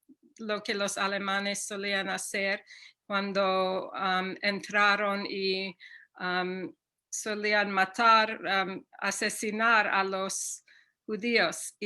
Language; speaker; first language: Spanish; non-native, fluent; English